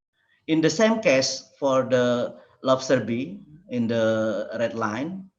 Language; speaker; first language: English; non-native, learner; Indonesian